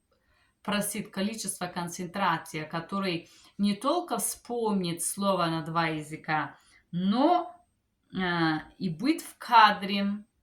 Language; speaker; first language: Russian; non-native, fluent; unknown